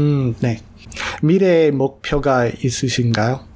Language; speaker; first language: Korean; non-native, learner; English